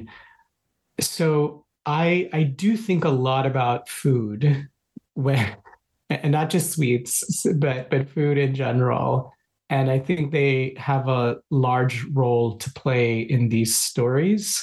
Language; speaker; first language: English; non-native, local second language; Bangla